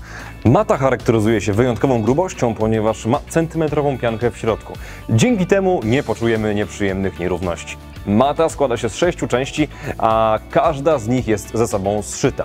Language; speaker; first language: Polish; native; Polish